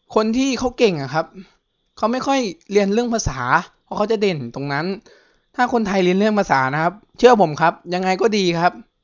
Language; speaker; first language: Thai; native; Thai